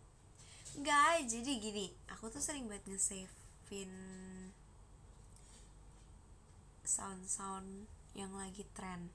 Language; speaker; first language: Indonesian; native; Indonesian